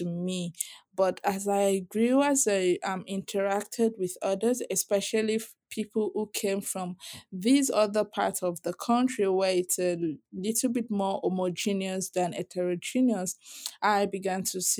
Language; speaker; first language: English; non-native, local second language; Yoruba